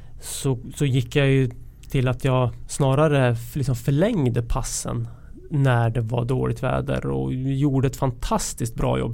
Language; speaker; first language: Swedish; native; Swedish